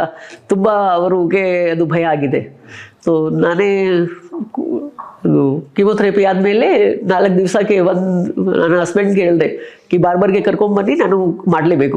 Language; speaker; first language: Kannada; non-native, local second language; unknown